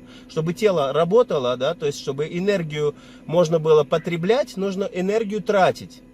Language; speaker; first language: Russian; native; Russian